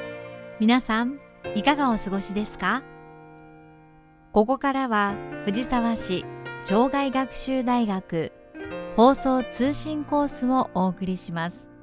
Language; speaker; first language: Japanese; native; Japanese